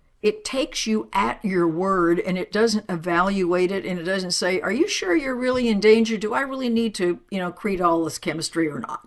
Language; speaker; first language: English; native; English